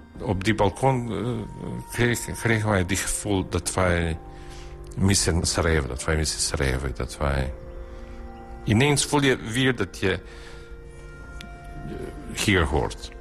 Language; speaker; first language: Dutch; non-native, learner; Bosnian